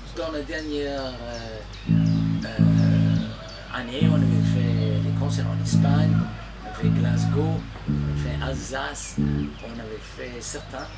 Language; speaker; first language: French; non-native, fluent; English